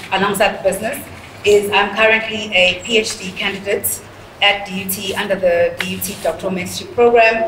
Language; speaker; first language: English; non-native, local second language; Zulu